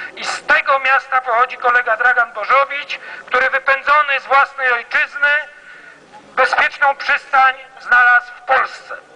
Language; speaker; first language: Polish; native; Polish